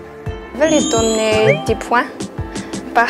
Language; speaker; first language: French; non-native, fluent; Chinese